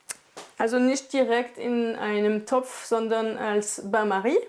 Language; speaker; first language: German; non-native, fluent; French